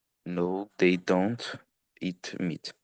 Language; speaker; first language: English; non-native, learner; Portuguese